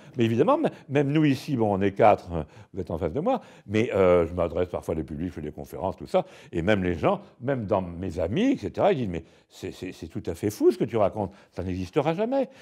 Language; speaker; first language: French; native; French